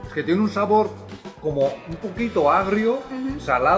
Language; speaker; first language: Spanish; native; Spanish